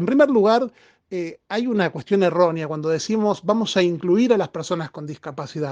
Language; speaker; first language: Spanish; native; Spanish